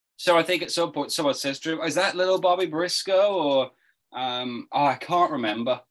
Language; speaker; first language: English; native; English